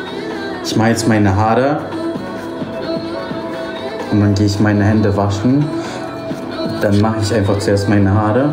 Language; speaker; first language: German; non-native, fluent; Polish